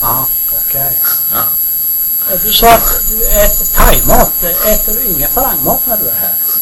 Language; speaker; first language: Swedish; native; Swedish